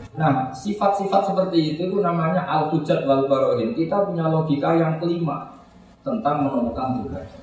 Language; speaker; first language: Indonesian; native; Indonesian